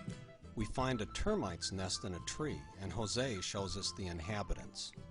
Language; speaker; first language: English; native; English